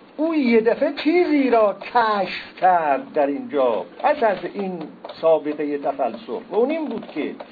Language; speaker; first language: Persian; non-native, local second language; Azerbaijani